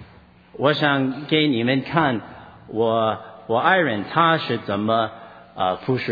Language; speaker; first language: Chinese; non-native, fluent; English